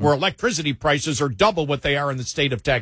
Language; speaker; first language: English; native; English